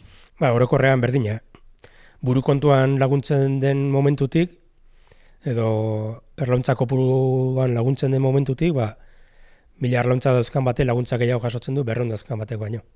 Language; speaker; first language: Basque; native; Basque